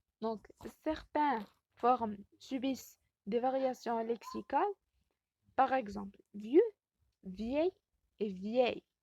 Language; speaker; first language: French; non-native, local second language; Arabic